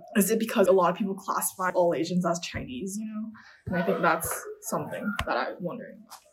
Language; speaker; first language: English; non-native, fluent; Chinese